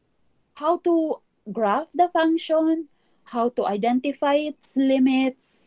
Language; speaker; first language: English; non-native, local second language; Filipino